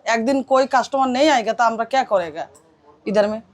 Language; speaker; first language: Hindi; non-native, local second language; Bangla